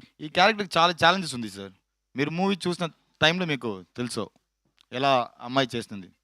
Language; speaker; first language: Telugu; non-native, learner; Tamil